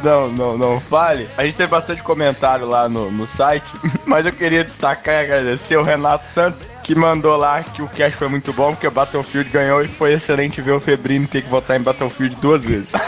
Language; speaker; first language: Portuguese; native; Portuguese